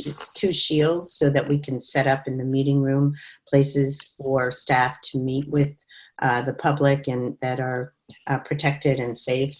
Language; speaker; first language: English; native; English